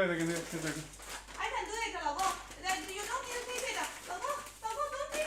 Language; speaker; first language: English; non-native, learner; Chinese